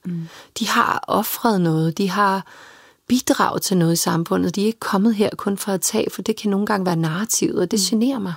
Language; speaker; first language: Danish; early bilingual, other home language; Serbian